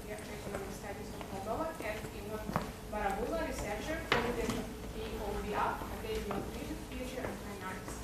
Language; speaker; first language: English; non-native, fluent; Romanian